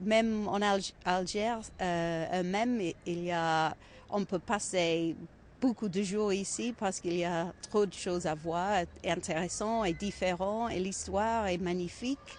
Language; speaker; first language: French; non-native, fluent; English